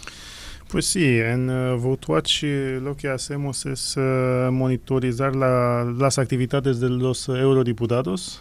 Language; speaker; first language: Spanish; non-native, fluent; Romanian